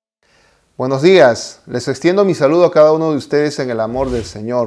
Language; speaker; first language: Spanish; native; Spanish